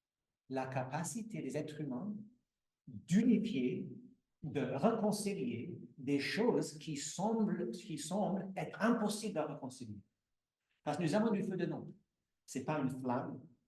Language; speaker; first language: French; non-native, fluent; English